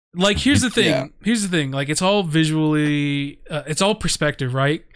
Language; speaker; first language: English; native; English